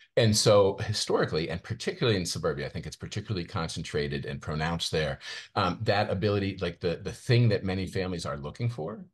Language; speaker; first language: English; native; English